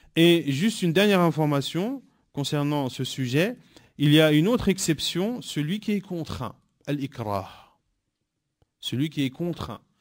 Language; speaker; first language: French; native; French